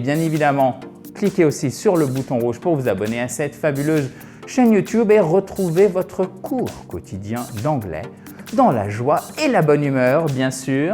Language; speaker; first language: French; native; French